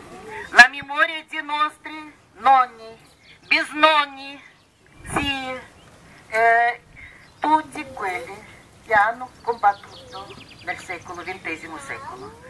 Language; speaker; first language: Italian; non-native, fluent; Russian